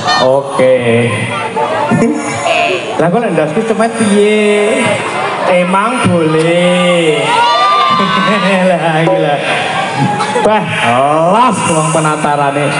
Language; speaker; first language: Indonesian; non-native, local second language; Javanese